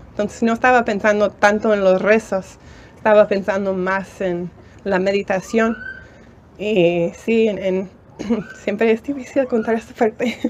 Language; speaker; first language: Spanish; non-native, fluent; English